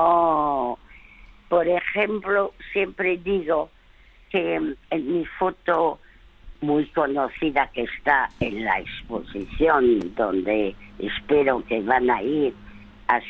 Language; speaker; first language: Spanish; early bilingual, other home language; French